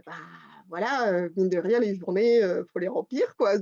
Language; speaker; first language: French; native; French